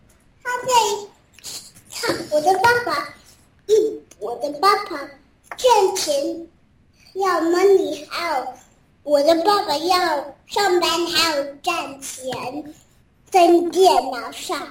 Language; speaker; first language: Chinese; early bilingual, heritage; Chinese